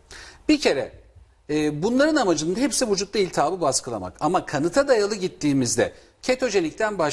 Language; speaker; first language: Turkish; native; Turkish